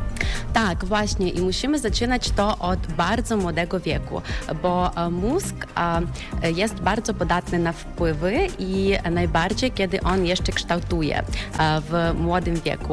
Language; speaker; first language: Polish; non-native, fluent; Ukrainian